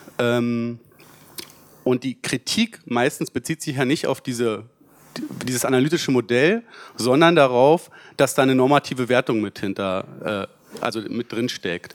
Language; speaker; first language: German; native; German